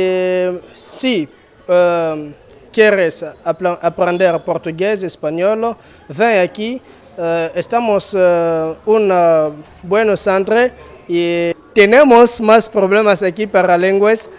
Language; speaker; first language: Spanish; non-native, learner; Lingala